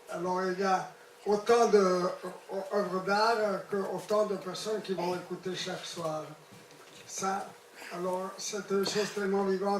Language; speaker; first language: French; non-native, fluent; Italian